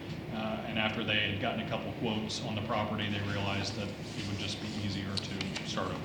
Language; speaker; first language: English; native; English